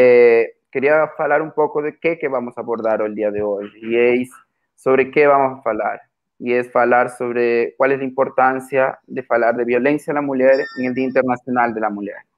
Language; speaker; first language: Portuguese; non-native, fluent; Spanish